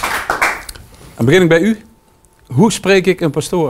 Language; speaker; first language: Dutch; native; Dutch